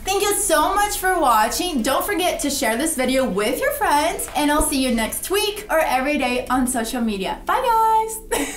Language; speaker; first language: English; non-native, fluent; Portuguese